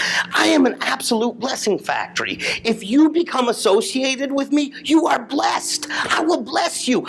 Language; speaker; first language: English; native; English